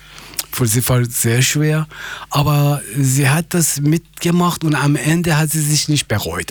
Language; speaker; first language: German; non-native, fluent; Persian